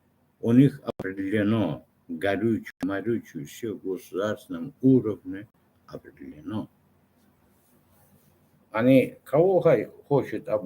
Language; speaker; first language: Russian; non-native, local second language; Turkmen